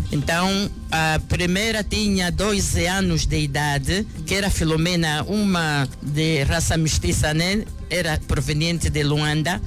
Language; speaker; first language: Portuguese; non-native, local second language; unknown